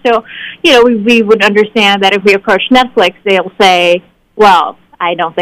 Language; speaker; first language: English; non-native, local second language; Filipino